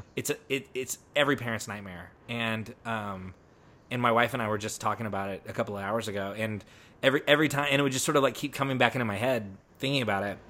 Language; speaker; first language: English; native; English